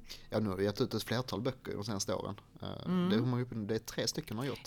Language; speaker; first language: Swedish; native; Swedish